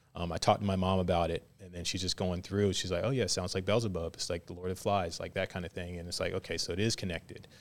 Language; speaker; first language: English; native; English